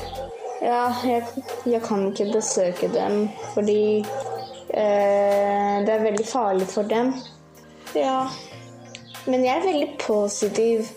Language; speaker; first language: Norwegian; early bilingual, heritage; Greek